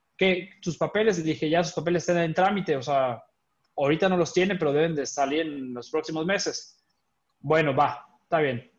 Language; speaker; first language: Spanish; native; Spanish